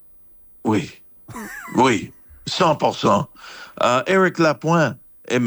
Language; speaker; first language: French; non-native, fluent; English